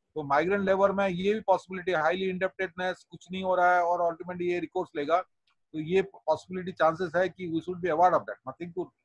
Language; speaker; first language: Hindi; non-native, local second language; Odia